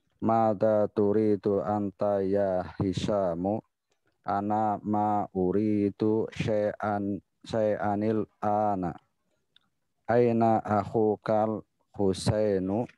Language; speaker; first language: Arabic; non-native, learner; Indonesian